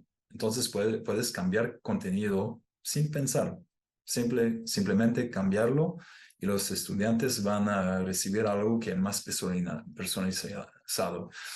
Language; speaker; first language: Spanish; non-native, fluent; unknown